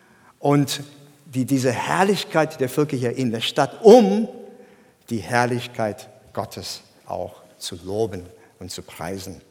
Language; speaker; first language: German; non-native, fluent; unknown